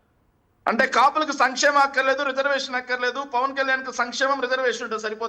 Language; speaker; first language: Telugu; native; Telugu